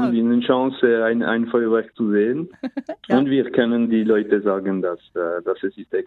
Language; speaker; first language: German; non-native, local second language; French